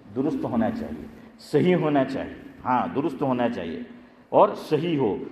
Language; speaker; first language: Urdu; non-native, local second language; Gujarati